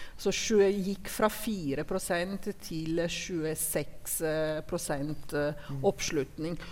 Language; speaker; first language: Norwegian; non-native, fluent; Italian